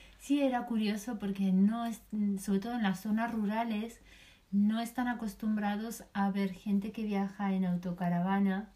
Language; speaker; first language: Spanish; native; Spanish